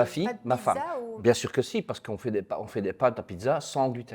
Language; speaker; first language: French; native; French